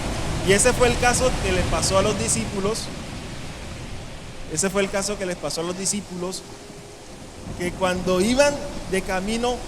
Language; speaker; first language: Spanish; native; Spanish